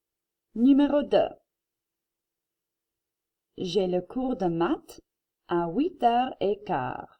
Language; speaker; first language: French; non-native, fluent; English